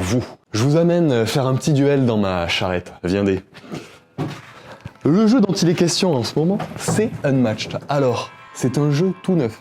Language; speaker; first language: French; native; French